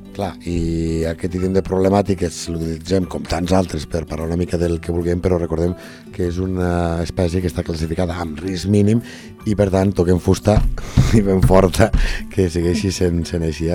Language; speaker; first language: Catalan; native; Catalan